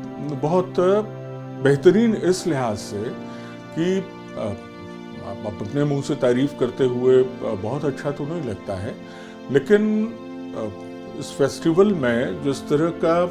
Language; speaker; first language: Hindi; native; Hindi